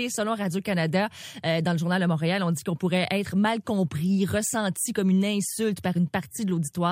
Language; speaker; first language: French; native; French